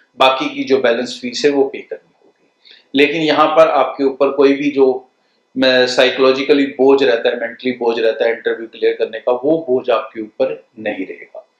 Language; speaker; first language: Hindi; non-native, local second language; Punjabi